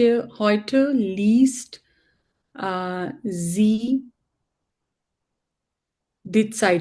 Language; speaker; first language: German; non-native, learner; Urdu